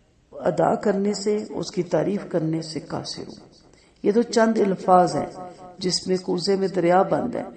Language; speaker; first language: Urdu; native; Urdu